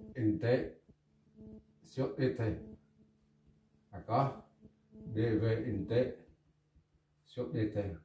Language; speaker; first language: French; non-native, local second language; Arabic